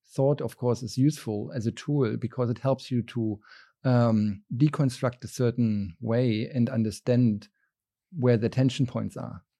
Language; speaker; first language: English; non-native, fluent; German